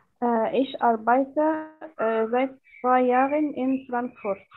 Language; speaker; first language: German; non-native, learner; Arabic